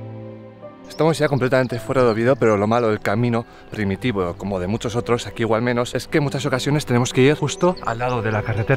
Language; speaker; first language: Spanish; native; Spanish